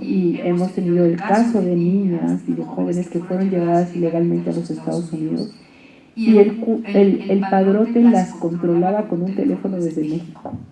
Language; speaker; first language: Spanish; native; Spanish